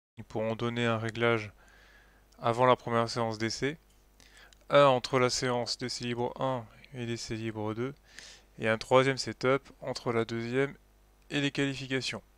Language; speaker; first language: French; native; French